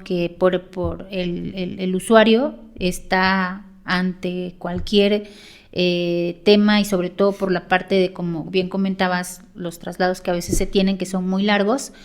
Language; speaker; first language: Spanish; native; Spanish